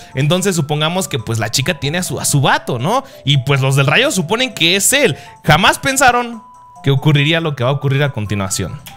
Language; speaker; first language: Spanish; early bilingual, other home language; Japanese